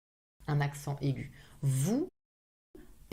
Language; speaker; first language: French; non-native, fluent; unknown